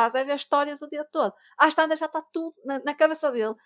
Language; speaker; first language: Portuguese; native; Portuguese